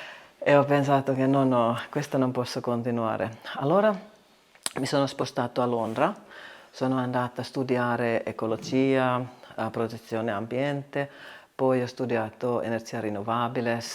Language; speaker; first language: Italian; non-native, learner; Finnish